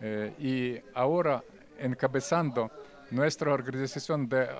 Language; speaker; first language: Spanish; non-native, fluent; Russian